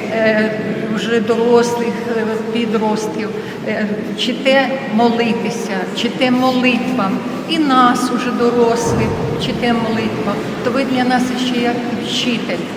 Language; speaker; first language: Ukrainian; non-native, local second language; Russian